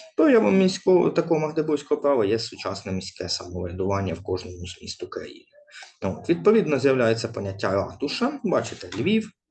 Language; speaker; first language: Ukrainian; native; Ukrainian